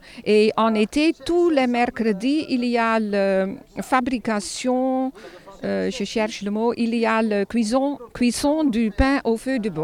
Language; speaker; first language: French; non-native, fluent; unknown